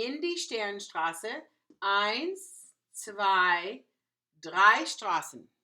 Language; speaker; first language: German; non-native, fluent; English